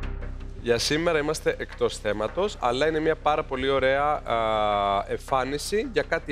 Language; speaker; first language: Greek; native; Greek